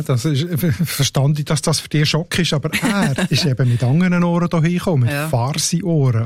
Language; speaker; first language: German; native; German